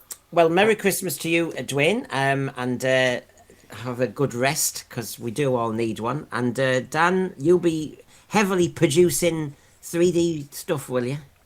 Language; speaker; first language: English; native; English